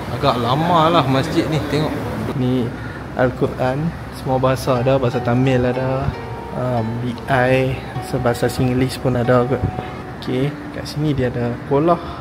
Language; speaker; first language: Malay; native; Malay